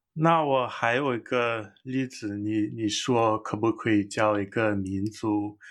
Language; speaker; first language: Chinese; non-native, fluent; English